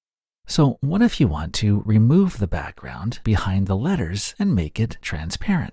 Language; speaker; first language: English; native; English